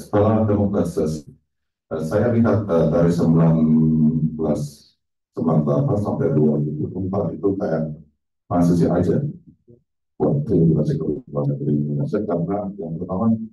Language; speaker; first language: Indonesian; non-native, fluent; Turkish